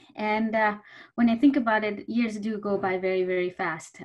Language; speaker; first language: English; non-native, local second language; Bangla